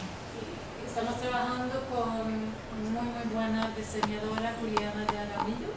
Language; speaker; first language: Spanish; non-native, learner; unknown